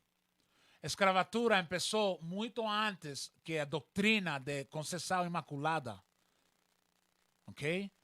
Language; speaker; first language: Portuguese; non-native, learner; Spanish